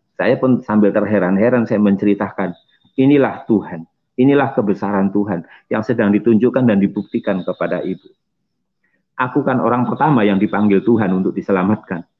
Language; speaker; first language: Indonesian; non-native, local second language; Javanese